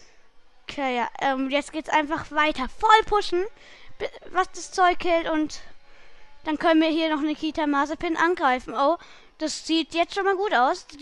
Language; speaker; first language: German; native; German